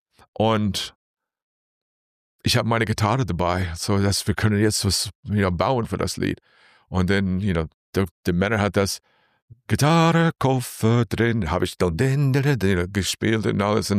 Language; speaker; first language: German; non-native, learner; English